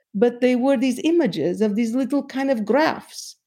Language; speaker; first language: English; non-native, fluent; Portuguese